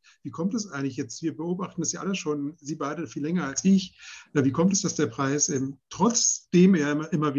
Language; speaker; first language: German; native; German